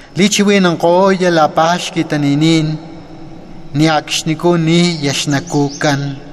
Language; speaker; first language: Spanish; non-native, local second language; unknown